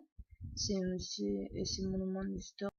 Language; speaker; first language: French; non-native, learner; Spanish